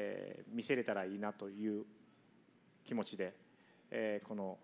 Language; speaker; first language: Japanese; native; Japanese